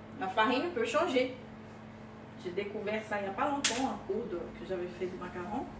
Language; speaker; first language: French; non-native, fluent; Portuguese